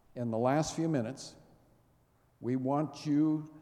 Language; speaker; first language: English; native; English